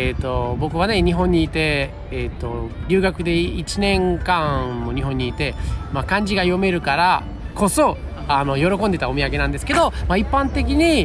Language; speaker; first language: Japanese; non-native, fluent; Italian